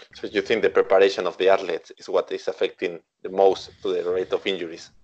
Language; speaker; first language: English; non-native, fluent; Spanish